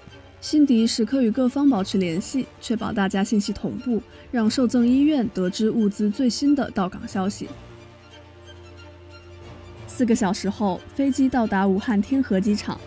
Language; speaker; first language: Chinese; native; Chinese